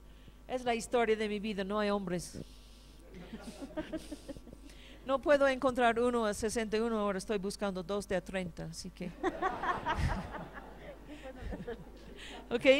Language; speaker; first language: Spanish; non-native, fluent; English